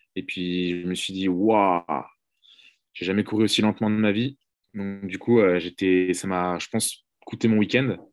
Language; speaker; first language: French; native; French